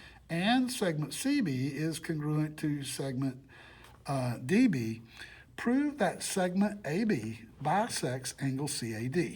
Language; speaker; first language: English; native; English